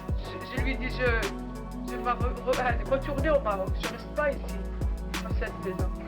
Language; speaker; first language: French; non-native, learner; Arabic